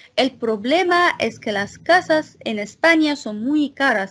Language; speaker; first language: Spanish; non-native, fluent; Arabic